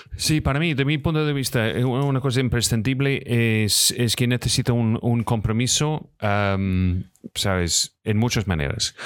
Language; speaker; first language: Spanish; non-native, fluent; English